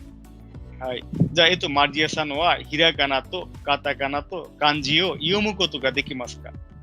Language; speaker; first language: Japanese; non-native, fluent; Bangla